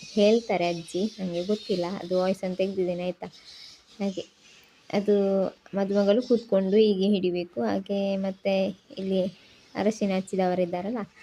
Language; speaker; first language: Kannada; non-native, local second language; Tulu